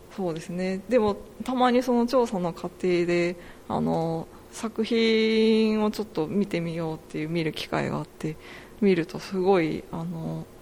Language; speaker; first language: Japanese; native; Japanese